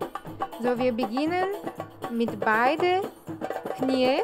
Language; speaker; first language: German; non-native, learner; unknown